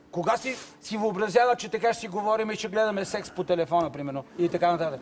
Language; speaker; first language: Bulgarian; native; Bulgarian